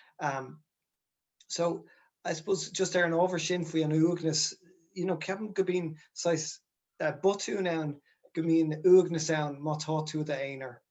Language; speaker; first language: Irish; non-native, local second language; English